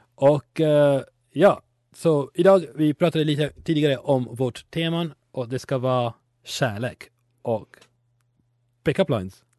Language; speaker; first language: Swedish; non-native, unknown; Italian